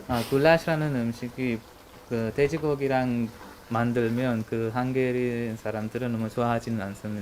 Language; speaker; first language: Korean; non-native, learner; Hungarian